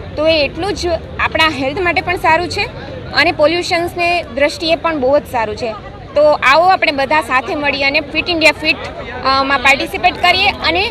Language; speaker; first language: Gujarati; native; Gujarati